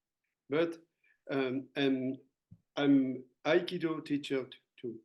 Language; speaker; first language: English; non-native, learner; French